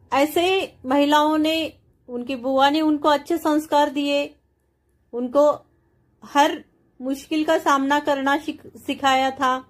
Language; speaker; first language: Hindi; non-native, local second language; Marathi